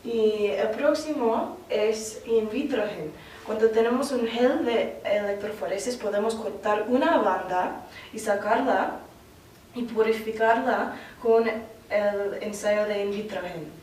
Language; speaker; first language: Spanish; non-native, learner; English